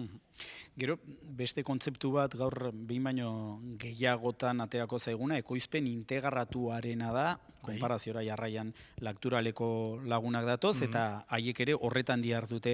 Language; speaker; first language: Basque; native; Basque